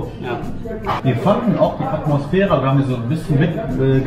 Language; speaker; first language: German; non-native, fluent; Arabic